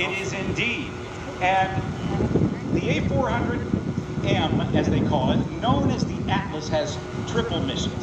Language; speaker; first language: English; native; English